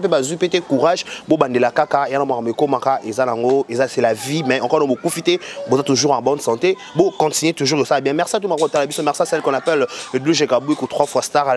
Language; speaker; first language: French; non-native, local second language; Lingala